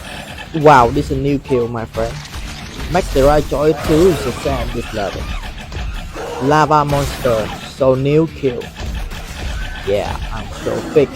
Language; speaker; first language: English; non-native, learner; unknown